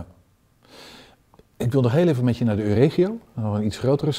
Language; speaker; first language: Dutch; native; Dutch